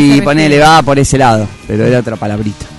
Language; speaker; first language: Spanish; native; Spanish